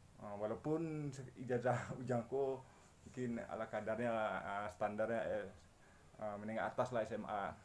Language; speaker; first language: Malay; non-native, local second language; Minangkabau